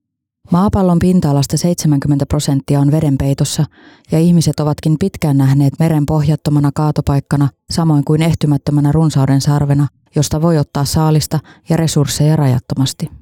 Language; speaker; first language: Finnish; native; Finnish